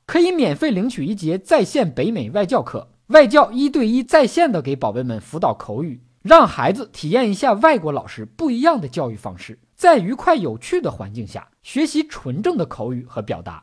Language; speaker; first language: Chinese; native; Chinese